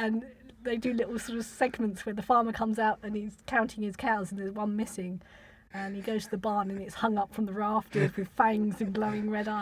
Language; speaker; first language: English; native; English